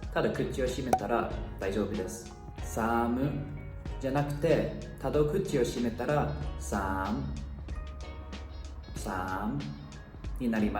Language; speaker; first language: Japanese; non-native, fluent; Thai